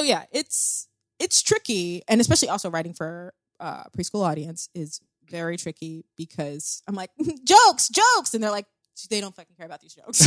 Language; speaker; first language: English; native; English